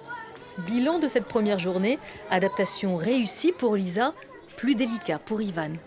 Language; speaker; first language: French; native; French